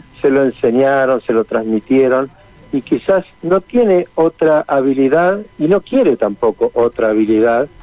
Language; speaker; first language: Spanish; native; Spanish